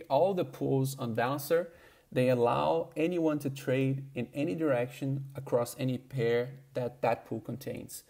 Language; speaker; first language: English; non-native, fluent; Portuguese